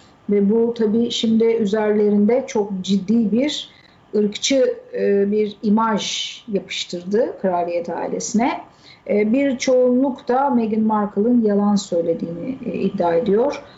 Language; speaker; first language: Turkish; native; Turkish